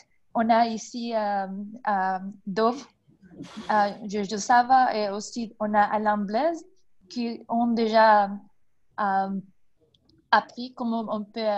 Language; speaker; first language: French; non-native, fluent; Spanish